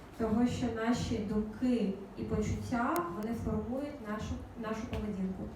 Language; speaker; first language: Ukrainian; native; Ukrainian